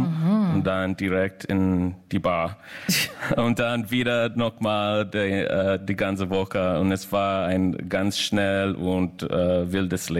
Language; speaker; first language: German; non-native, learner; English